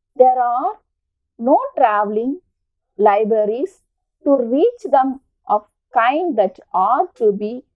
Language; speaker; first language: English; non-native, local second language; Tamil